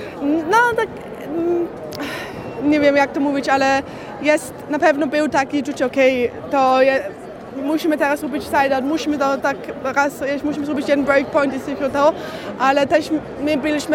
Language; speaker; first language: Polish; early bilingual, heritage; German